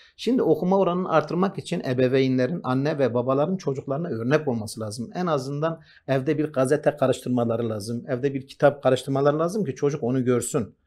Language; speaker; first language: Turkish; non-native, local second language; Kurdish